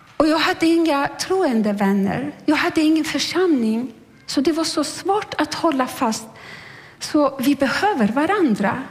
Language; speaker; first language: Swedish; non-native, fluent; Turkish